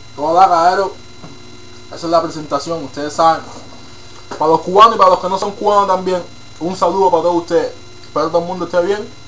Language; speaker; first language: Spanish; native; Spanish